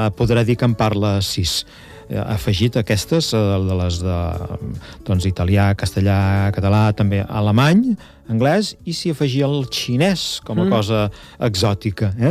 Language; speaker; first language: Catalan; native; Catalan